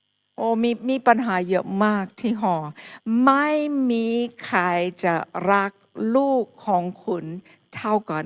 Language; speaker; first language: Thai; non-native, fluent; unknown